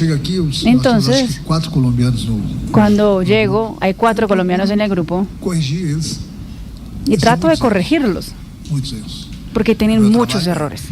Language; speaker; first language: Spanish; non-native, learner; Portuguese